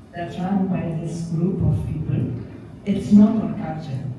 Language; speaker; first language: English; non-native, fluent; Persian